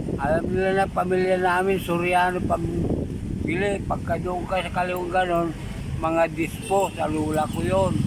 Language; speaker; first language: Filipino; non-native, local second language; Iloko